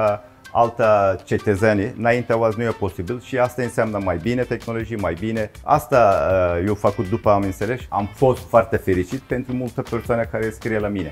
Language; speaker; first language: Romanian; non-native, learner; Turkish